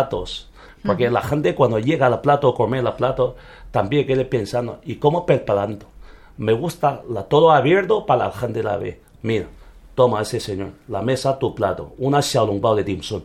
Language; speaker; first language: Spanish; non-native, learner; Chinese